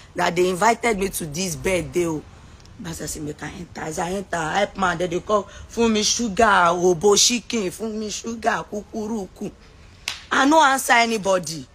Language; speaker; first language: Nigerian Pidgin; non-native, local second language; Yoruba